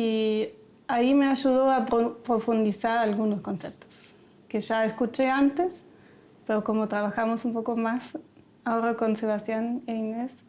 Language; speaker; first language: Spanish; non-native, fluent; German